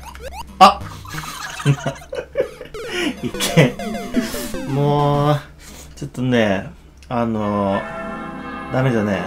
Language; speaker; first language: Japanese; native; Japanese